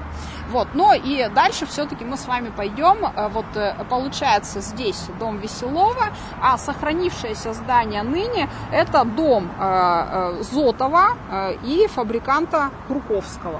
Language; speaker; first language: Russian; native; Russian